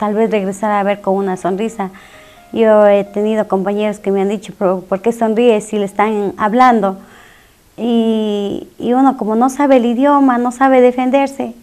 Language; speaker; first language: Spanish; native; Spanish